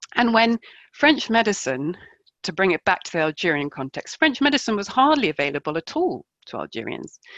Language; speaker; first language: English; native; English